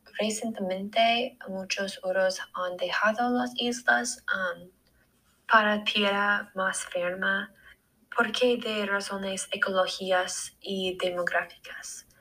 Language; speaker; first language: Spanish; non-native, learner; English